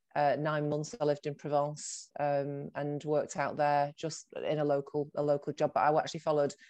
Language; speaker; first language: English; native; English